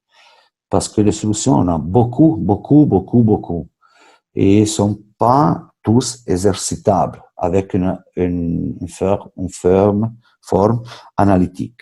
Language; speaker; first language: French; non-native, fluent; Italian